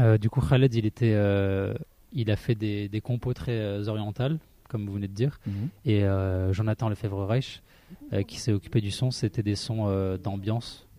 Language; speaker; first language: French; early bilingual, other home language; Arabic